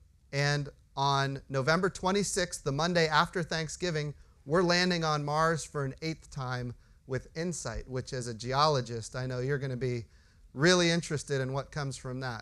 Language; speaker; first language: English; native; English